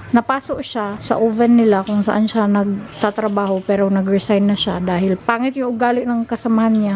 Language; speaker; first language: Filipino; non-native, local second language; Cebuano